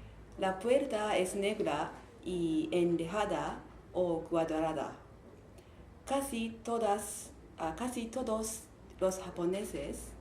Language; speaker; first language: Spanish; non-native, learner; Japanese